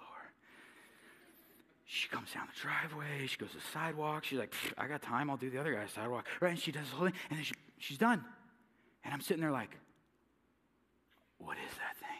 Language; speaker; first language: English; native; English